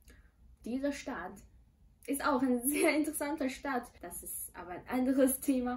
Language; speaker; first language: German; non-native, fluent; Chinese